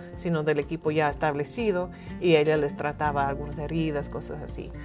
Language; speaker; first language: Spanish; non-native, fluent; English